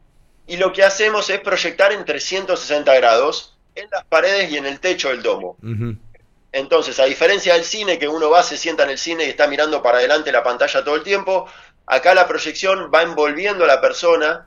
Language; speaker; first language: Spanish; native; Spanish